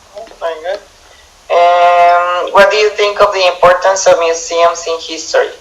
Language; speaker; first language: English; non-native, fluent; Spanish